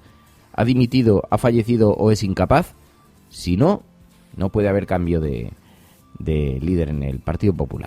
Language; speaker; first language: Spanish; native; Spanish